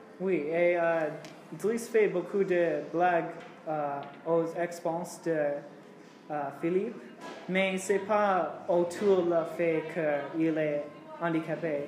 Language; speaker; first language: French; non-native, learner; English